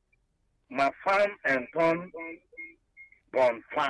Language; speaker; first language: French; non-native, learner; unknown